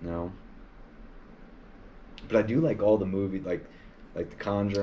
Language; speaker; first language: English; native; English